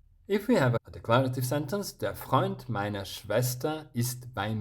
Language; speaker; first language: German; non-native, fluent; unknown